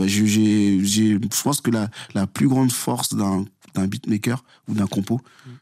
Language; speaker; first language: French; early bilingual, other home language; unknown